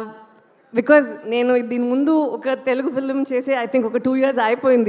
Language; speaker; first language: Telugu; non-native, local second language; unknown